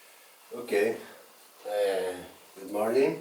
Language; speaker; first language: English; non-native, learner; Spanish